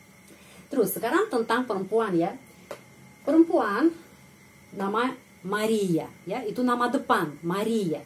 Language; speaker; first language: Indonesian; non-native, fluent; Russian